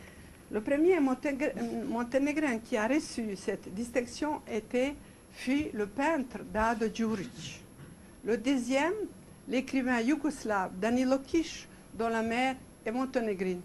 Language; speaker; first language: French; non-native, fluent; Serbian